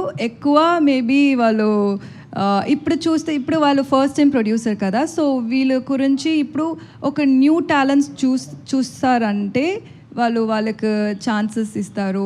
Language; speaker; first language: Telugu; non-native, learner; Tamil